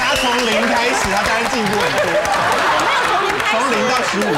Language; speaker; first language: Chinese; native; Chinese